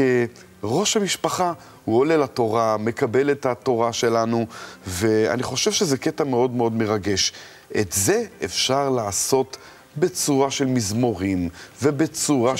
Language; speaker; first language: Hebrew; native; Hebrew